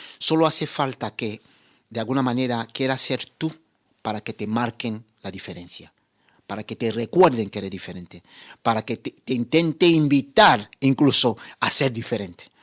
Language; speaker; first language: Spanish; non-native, fluent; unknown